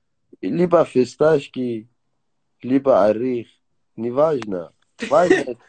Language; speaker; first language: Russian; non-native, learner; Persian